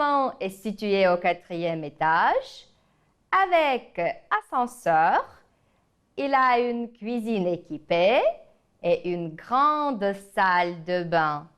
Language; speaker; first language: French; non-native, fluent; Ukrainian